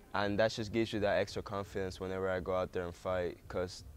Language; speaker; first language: English; early bilingual, other home language; Spanish